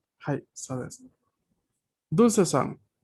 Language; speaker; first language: Japanese; non-native, fluent; Spanish